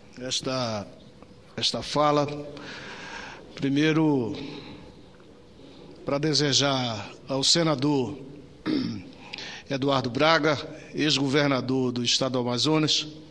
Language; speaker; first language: Portuguese; native; Portuguese